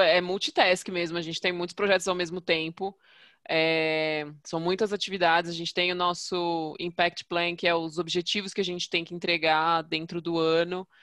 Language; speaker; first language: Portuguese; native; Portuguese